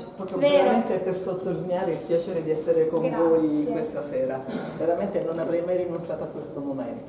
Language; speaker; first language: Italian; native; Italian